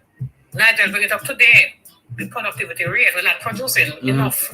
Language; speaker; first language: English; native; English